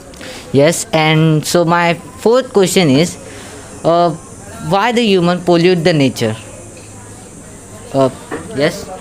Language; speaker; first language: English; non-native, learner; Marathi